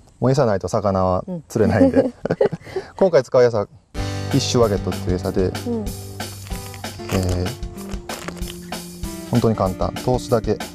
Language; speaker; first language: Japanese; native; Japanese